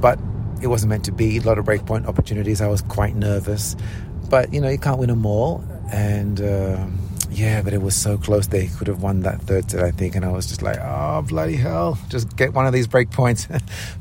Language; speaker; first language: English; native; English